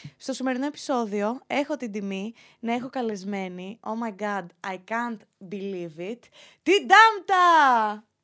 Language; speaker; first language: Greek; native; Greek